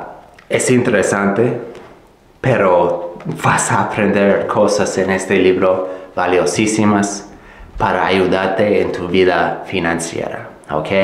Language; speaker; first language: Spanish; non-native, fluent; English